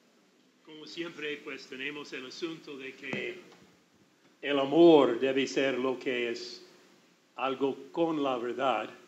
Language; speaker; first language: Spanish; non-native, fluent; English